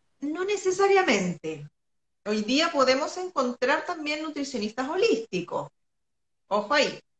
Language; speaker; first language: Spanish; native; Spanish